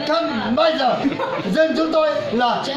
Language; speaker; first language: Vietnamese; non-native, local second language; Hmong